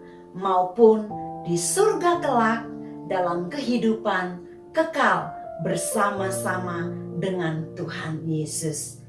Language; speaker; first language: Indonesian; native; Indonesian